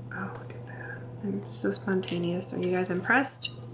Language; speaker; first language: English; native; English